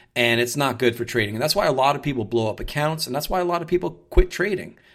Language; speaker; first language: English; native; English